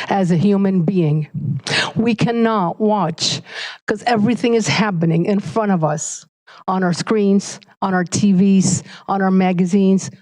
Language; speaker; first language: English; early bilingual, other home language; Arabic